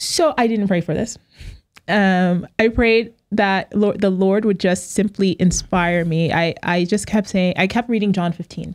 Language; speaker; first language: English; native; English